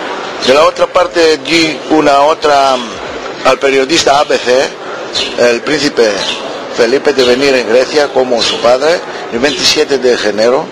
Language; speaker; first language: Spanish; early bilingual, heritage; Ladino